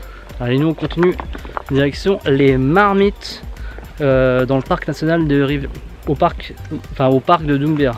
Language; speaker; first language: French; native; French